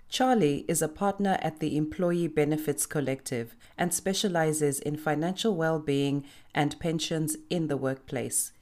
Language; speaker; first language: English; non-native, local second language; Shona